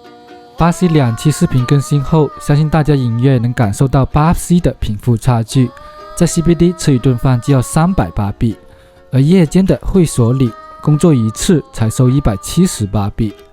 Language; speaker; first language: Chinese; native; Chinese